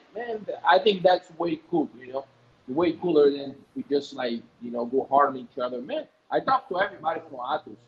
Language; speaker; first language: English; non-native, fluent; Portuguese